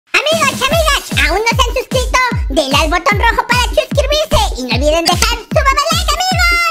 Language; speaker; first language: Spanish; native; Spanish